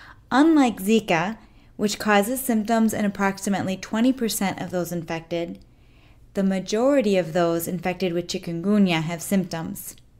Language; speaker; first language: English; native; English